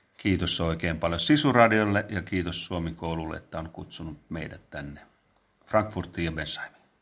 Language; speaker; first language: Finnish; native; Finnish